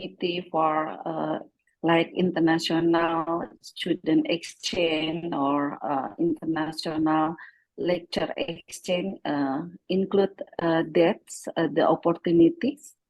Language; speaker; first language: English; non-native, fluent; Indonesian